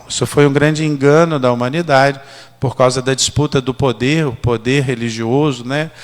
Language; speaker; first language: Portuguese; native; Portuguese